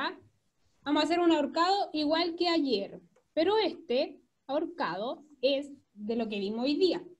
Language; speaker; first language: Spanish; native; Spanish